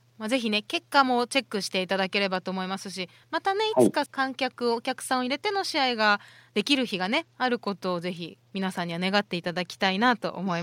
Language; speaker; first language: Japanese; native; Japanese